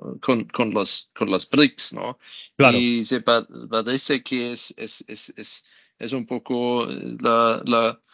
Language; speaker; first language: Spanish; non-native, learner; German